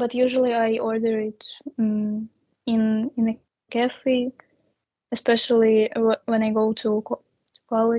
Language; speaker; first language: English; non-native, learner; Russian